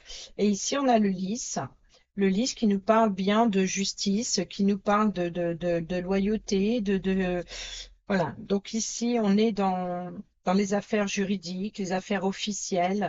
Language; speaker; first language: French; native; French